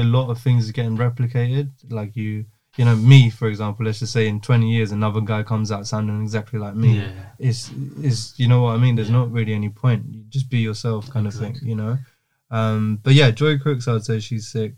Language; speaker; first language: English; native; English